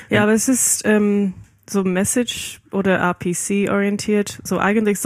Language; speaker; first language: German; non-native, fluent; English